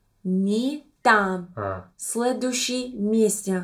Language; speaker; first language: Russian; non-native, learner; English